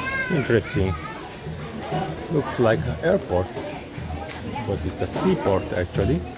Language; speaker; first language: English; non-native, fluent; Portuguese